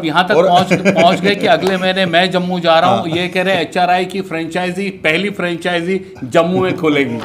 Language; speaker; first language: Hindi; native; Hindi